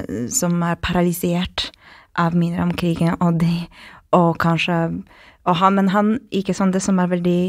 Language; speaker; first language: Norwegian; non-native, fluent; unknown